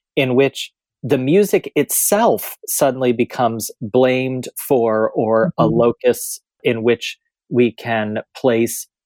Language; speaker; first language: English; native; English